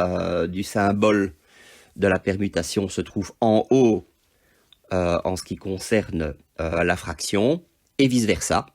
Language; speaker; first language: French; native; French